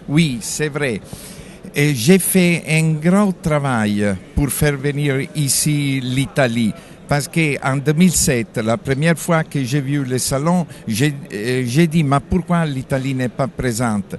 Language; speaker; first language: French; non-native, fluent; Italian